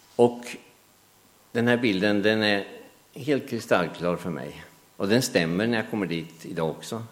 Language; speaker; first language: Swedish; native; Swedish